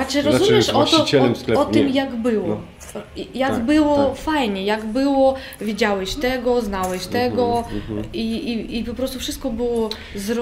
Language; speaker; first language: Polish; non-native, fluent; Russian